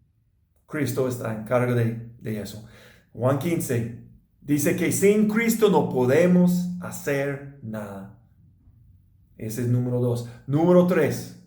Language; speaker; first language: Spanish; non-native, learner; English